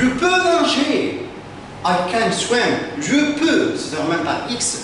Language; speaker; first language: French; non-native, fluent; Arabic